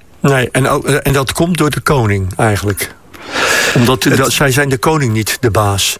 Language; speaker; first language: Dutch; native; Dutch